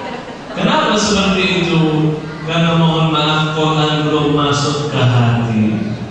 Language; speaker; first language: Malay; non-native, fluent; Arabic